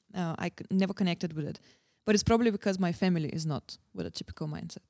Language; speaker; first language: English; non-native, fluent; Bulgarian